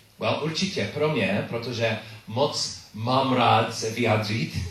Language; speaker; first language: Czech; non-native, learner; English